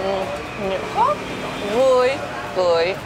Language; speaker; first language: Vietnamese; non-native, learner; Japanese